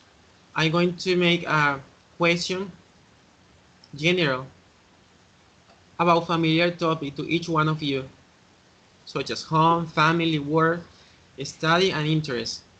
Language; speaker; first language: English; non-native, learner; Spanish